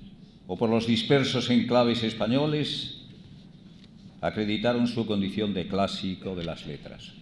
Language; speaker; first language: Spanish; native; Spanish